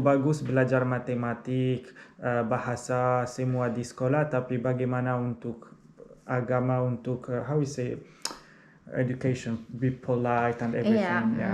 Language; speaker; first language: Indonesian; non-native, learner; Arabic